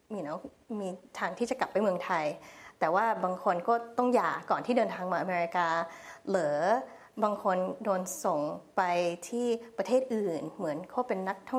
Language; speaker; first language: Thai; early bilingual, heritage; Thai